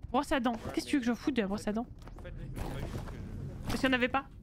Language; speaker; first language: French; native; French